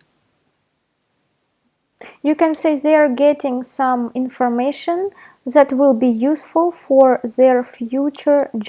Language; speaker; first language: English; non-native, fluent; Russian